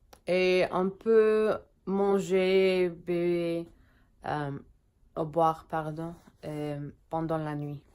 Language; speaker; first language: French; non-native, learner; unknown